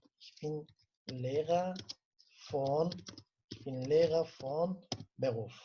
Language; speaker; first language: German; non-native, fluent; Turkish